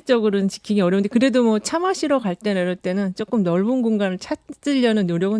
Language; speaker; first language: Korean; native; Korean